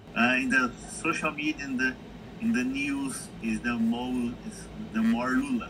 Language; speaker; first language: English; non-native, learner; Portuguese